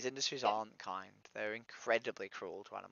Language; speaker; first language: English; native; English